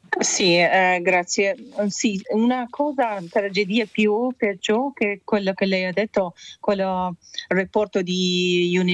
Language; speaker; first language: Italian; non-native, learner; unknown